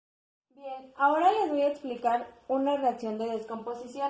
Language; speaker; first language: Spanish; native; Spanish